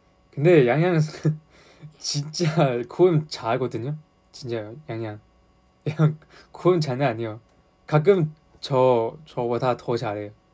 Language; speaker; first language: Korean; non-native, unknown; Chinese